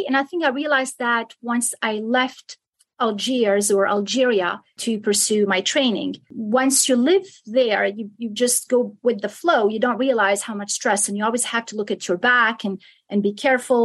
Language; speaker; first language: English; non-native, fluent; Arabic